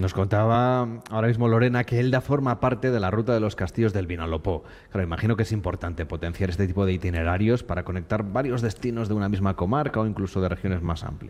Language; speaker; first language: Spanish; native; Spanish